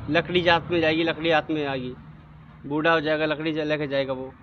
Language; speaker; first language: Hindi; native; Hindi